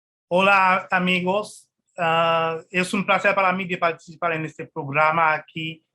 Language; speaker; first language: Spanish; non-native, fluent; Haitian Creole